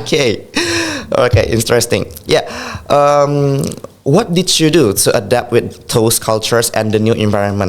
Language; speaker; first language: English; non-native, fluent; Indonesian